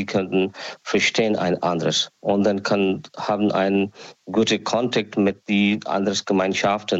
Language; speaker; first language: German; non-native, learner; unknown